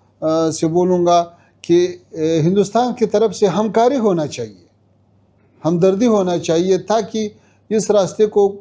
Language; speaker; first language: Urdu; non-native, fluent; Pashto